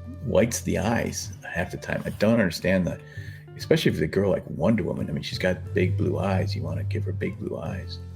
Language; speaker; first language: English; native; English